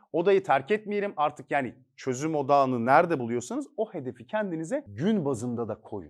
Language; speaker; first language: Turkish; native; Turkish